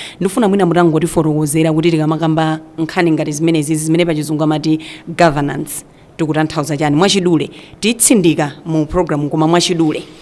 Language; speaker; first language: Nyanja; native; Nyanja